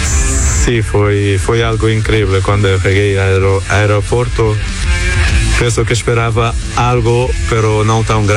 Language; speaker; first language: Spanish; non-native, learner; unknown